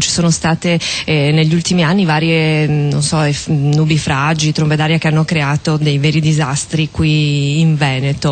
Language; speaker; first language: Italian; native; Italian